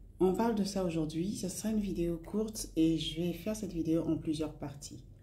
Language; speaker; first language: French; non-native, local second language; Lingala